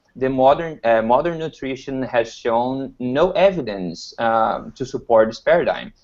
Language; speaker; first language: English; non-native, fluent; Portuguese